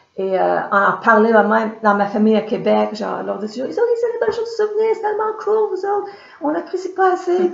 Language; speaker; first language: French; native; French